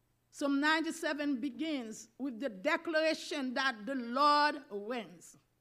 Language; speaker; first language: English; non-native, learner; Haitian Creole